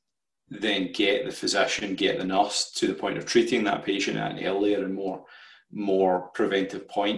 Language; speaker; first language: English; native; English